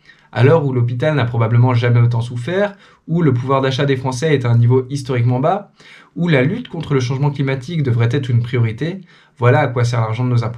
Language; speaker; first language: French; native; French